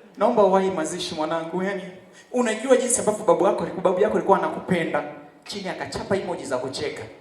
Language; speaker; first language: Swahili; native; Swahili